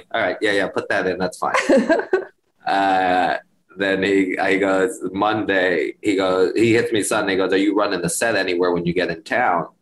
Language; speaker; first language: English; early bilingual, other home language; Spanish